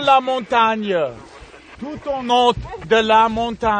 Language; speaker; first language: French; non-native, fluent; German